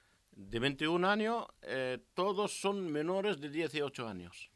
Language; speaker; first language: Spanish; non-native, learner; Arabic